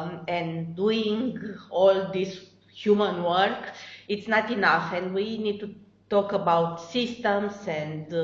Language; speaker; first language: English; non-native, fluent; Romanian